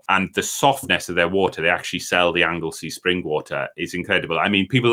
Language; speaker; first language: English; native; English